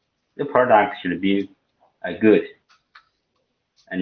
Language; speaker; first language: English; non-native, learner; Chinese